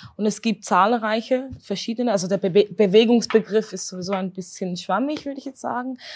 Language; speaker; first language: German; native; German